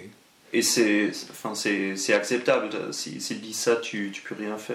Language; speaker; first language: French; non-native, local second language; German